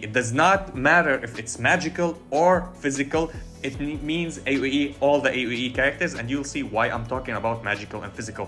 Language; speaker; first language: English; non-native, fluent; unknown